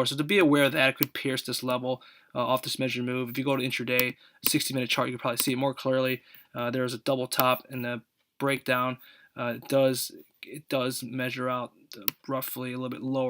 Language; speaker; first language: English; native; English